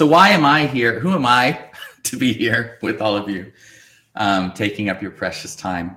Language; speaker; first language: English; native; English